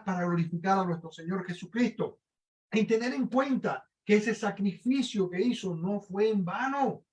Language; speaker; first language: Spanish; native; Spanish